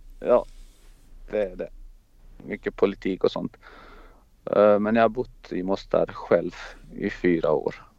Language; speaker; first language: Swedish; non-native, fluent; Croatian